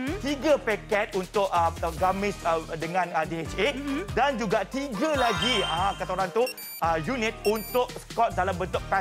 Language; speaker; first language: Malay; native; Malay